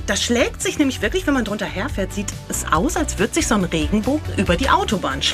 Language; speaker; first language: German; native; German